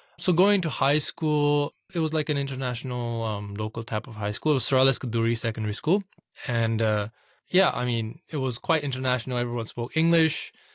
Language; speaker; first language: English; non-native, local second language; Urdu